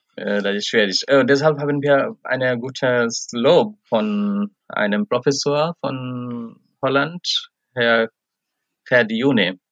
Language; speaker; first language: German; non-native, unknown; Bangla